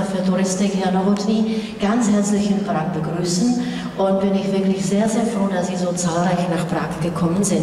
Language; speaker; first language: German; non-native, fluent; Czech